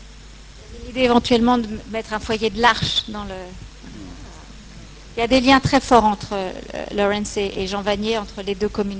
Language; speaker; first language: French; native; French